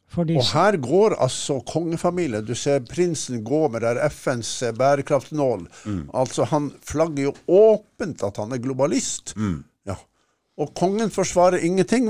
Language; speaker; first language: Norwegian; native; Norwegian